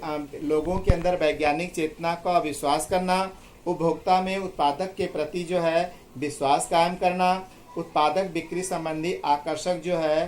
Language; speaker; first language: Hindi; native; Hindi